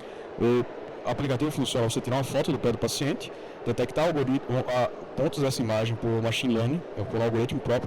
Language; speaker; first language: Portuguese; native; Portuguese